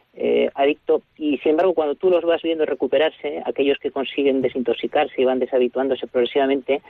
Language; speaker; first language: Spanish; native; Spanish